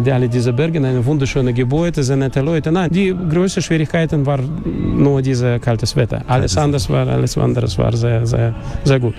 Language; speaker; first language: German; non-native, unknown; Russian